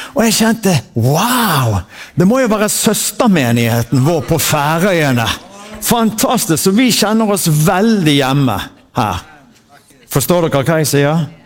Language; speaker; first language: Norwegian; native; Norwegian